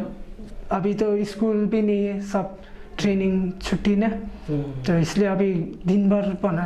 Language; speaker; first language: Hindi; non-native, local second language; Khasi